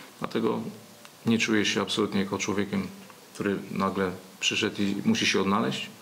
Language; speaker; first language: Polish; native; Polish